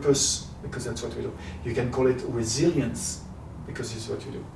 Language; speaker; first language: English; non-native, fluent; French